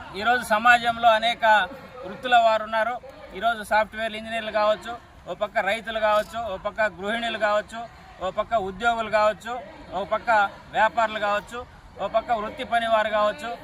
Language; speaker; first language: Telugu; native; Telugu